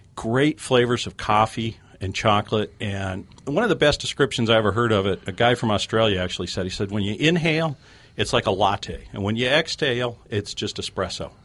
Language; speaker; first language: English; native; English